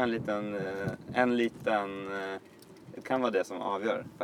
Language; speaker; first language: Swedish; native; Swedish